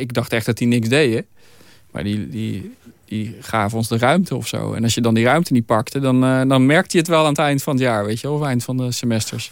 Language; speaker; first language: Dutch; native; Dutch